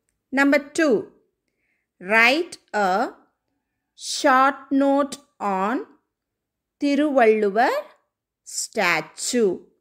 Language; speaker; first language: English; non-native, local second language; Tamil